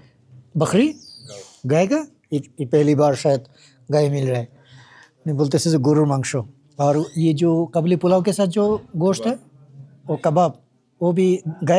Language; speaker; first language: Hindi; non-native, local second language; Bangla